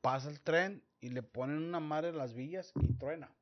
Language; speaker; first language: Spanish; early bilingual, heritage; Spanish